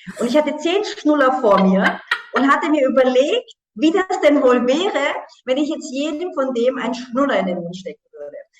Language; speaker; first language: German; native; German